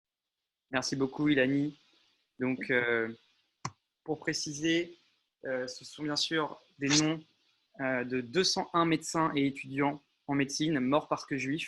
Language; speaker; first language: French; native; French